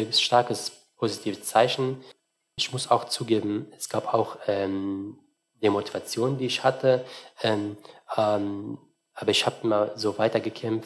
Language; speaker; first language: German; non-native, fluent; Arabic